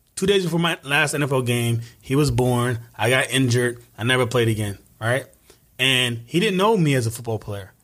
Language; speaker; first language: English; native; English